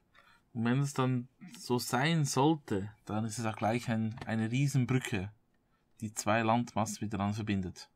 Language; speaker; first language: German; native; German